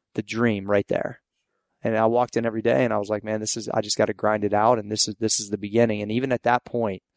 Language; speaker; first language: English; native; English